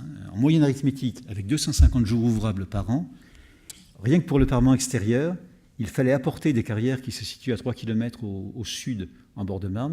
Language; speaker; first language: French; native; French